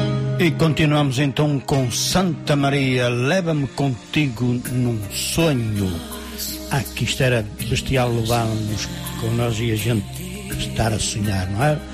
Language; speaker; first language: Portuguese; native; Portuguese